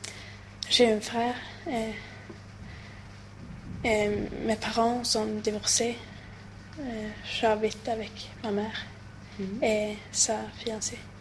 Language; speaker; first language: French; non-native, learner; Swedish